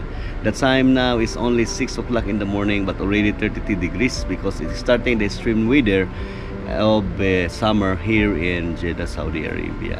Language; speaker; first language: English; non-native, local second language; Filipino